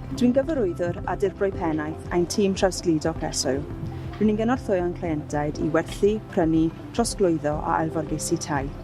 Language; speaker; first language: Welsh; non-native, local second language; English